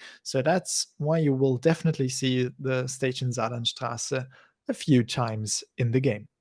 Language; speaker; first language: English; non-native, fluent; German